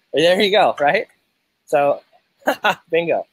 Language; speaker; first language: English; native; English